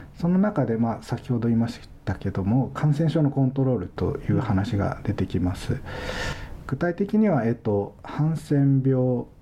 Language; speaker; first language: Japanese; native; Japanese